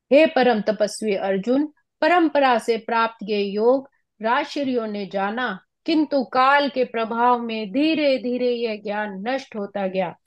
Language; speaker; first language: Hindi; non-native, local second language; Punjabi